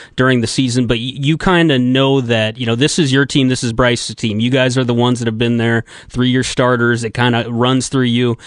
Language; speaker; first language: English; native; English